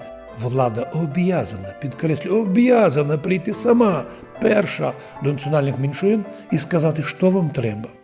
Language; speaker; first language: Ukrainian; non-native, local second language; Rusyn